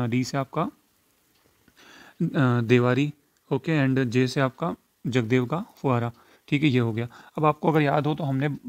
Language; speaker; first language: Hindi; native; Hindi